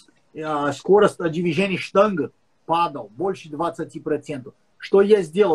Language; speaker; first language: Russian; non-native, learner; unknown